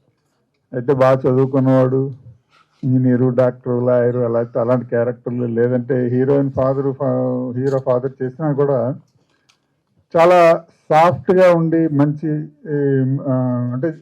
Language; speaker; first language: Telugu; native; Telugu